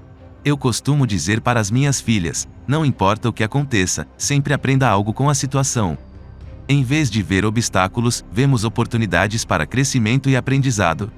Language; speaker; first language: Portuguese; native; Portuguese